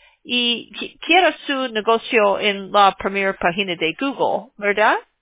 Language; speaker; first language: Spanish; non-native, learner; English